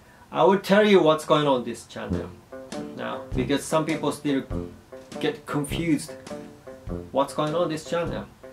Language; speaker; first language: English; non-native, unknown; Japanese